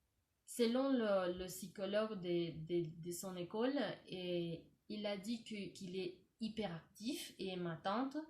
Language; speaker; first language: French; non-native, learner; Spanish